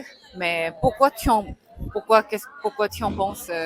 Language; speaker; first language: French; non-native, learner; Korean